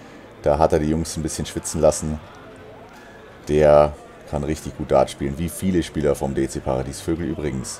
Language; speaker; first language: German; native; German